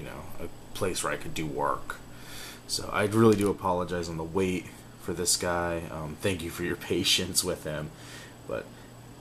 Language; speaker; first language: English; native; English